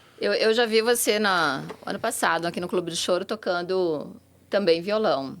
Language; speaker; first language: Portuguese; native; Portuguese